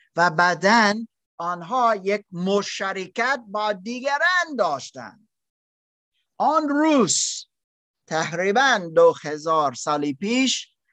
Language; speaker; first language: Persian; non-native, learner; German